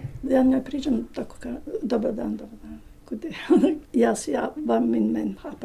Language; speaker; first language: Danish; non-native, learner; Bosnian